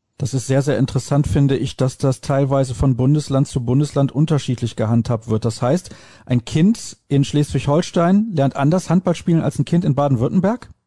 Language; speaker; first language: German; native; German